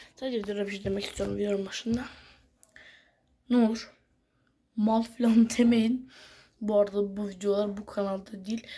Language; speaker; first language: Turkish; native; Turkish